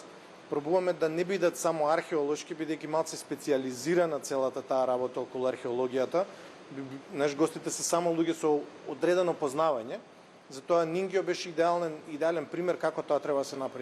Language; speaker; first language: Macedonian; native; Macedonian